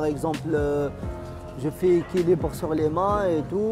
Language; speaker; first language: French; non-native, local second language; Arabic